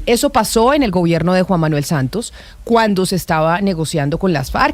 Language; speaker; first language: Spanish; native; Spanish